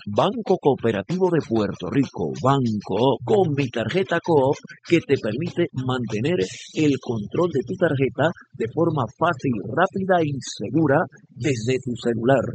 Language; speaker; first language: Spanish; native; Spanish